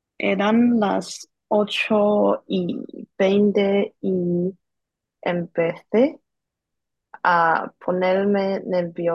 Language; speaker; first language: Spanish; non-native, learner; Chinese